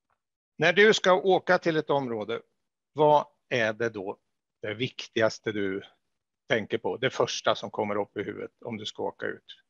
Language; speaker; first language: Swedish; native; Swedish